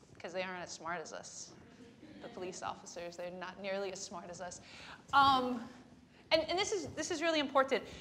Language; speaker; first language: English; native; English